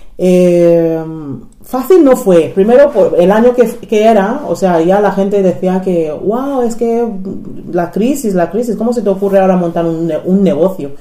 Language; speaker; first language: Spanish; non-native, fluent; English